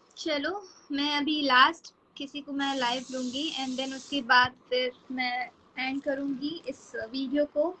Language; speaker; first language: Hindi; non-native, local second language; Gujarati